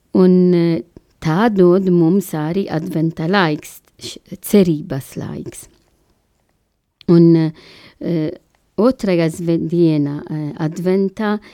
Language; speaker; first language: Latvian; non-native, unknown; Maltese